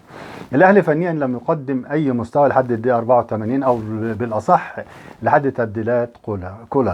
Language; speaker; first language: Arabic; native; Arabic